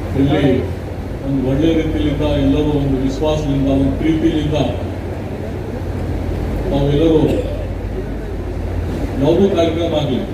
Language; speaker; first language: Kannada; non-native, local second language; Urdu